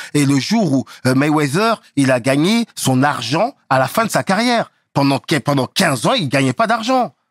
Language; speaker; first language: French; native; French